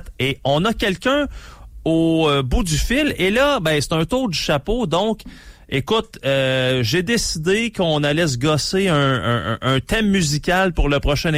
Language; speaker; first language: French; native; French